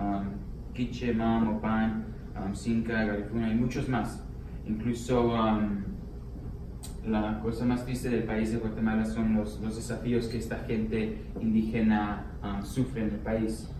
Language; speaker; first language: Spanish; early bilingual, heritage; Spanish